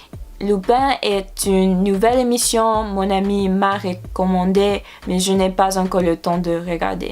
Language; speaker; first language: French; non-native, learner; English